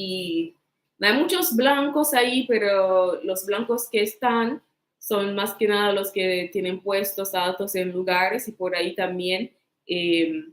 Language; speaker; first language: Spanish; non-native, fluent; English